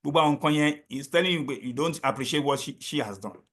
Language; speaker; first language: English; non-native, local second language; Yoruba